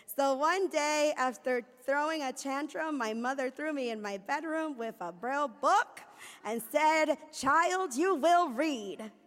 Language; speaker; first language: English; early bilingual, other home language; Spanish